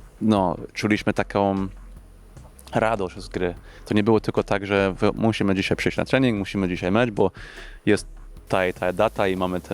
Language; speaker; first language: Polish; early bilingual, heritage; English